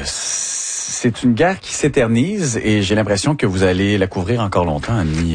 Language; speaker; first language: French; native; French